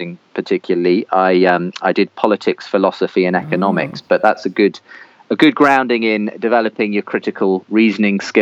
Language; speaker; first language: English; native; English